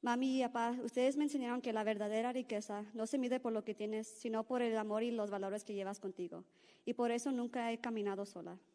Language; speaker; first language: Spanish; early bilingual, heritage; Spanish